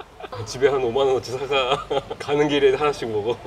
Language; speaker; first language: Korean; native; Korean